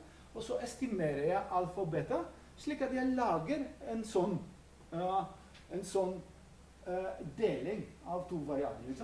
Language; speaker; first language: Norwegian; non-native, fluent; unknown